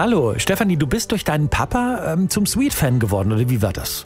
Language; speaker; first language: German; native; German